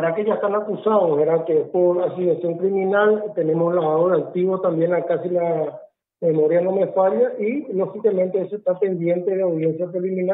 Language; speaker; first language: Spanish; native; Spanish